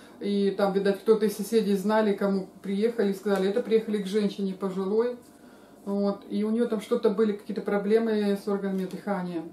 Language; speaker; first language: Russian; native; Russian